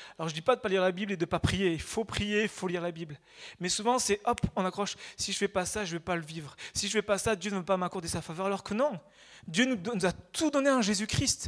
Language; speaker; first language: French; native; French